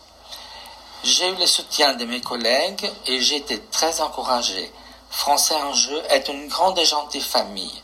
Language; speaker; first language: French; non-native, fluent; Portuguese